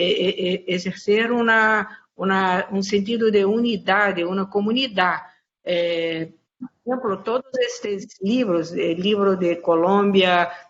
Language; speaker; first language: Spanish; non-native, fluent; Portuguese